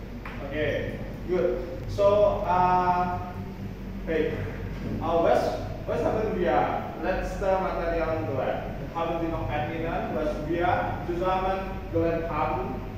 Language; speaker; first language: German; non-native, learner; Indonesian